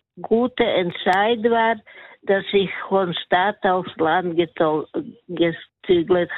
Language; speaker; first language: German; non-native, learner; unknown